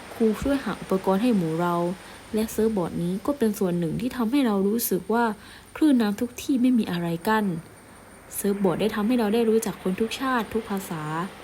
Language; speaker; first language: Thai; non-native, local second language; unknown